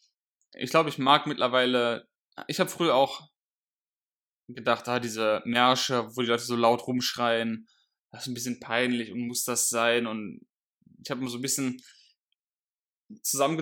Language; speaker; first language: German; native; German